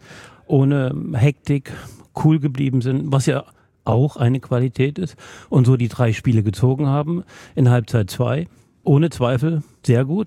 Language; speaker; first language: German; native; German